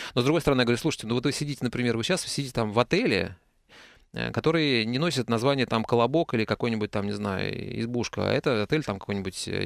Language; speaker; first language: Russian; native; Russian